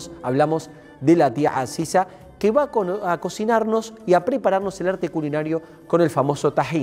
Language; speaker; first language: Spanish; native; Spanish